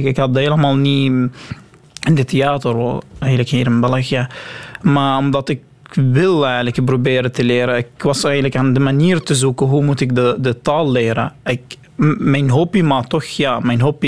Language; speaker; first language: Dutch; non-native, learner; Arabic